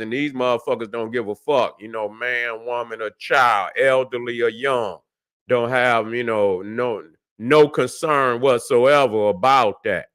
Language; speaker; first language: English; native; English